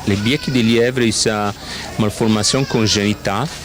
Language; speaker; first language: French; non-native, fluent; Italian